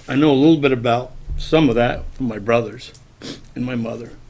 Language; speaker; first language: English; native; English